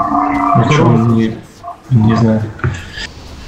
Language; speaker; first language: Russian; native; Russian